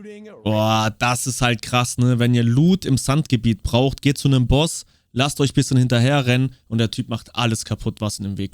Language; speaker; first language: German; native; German